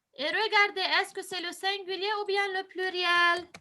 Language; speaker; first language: French; non-native, local second language; Arabic